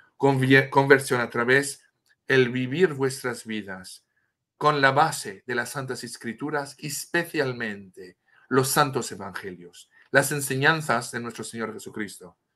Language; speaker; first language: Spanish; non-native, fluent; French